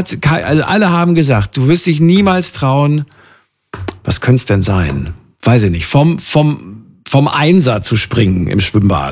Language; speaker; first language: German; native; German